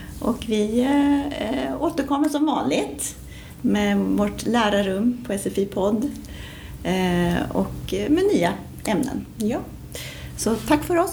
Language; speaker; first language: Swedish; native; Swedish